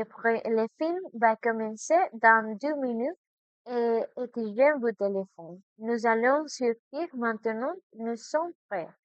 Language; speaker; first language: French; non-native, learner; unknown